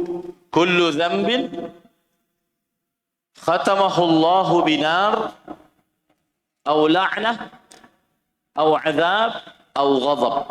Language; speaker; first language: Arabic; non-native, fluent; Indonesian